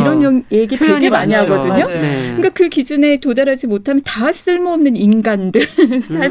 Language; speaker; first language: Korean; native; Korean